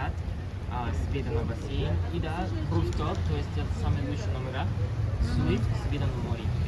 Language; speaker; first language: Russian; non-native, fluent; Spanish